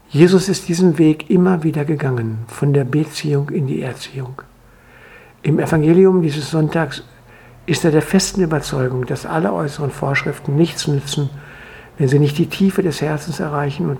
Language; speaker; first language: German; native; German